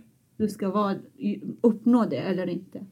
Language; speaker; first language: Swedish; non-native, fluent; Persian